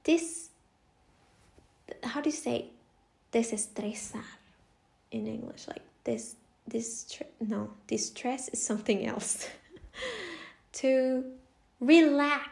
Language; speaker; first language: English; non-native, fluent; Spanish